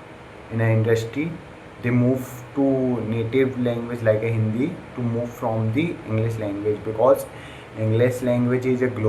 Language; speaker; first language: English; non-native, learner; Hindi